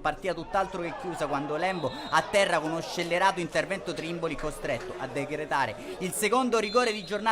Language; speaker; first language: Italian; native; Italian